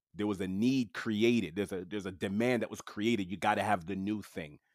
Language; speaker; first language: English; early bilingual, other home language; French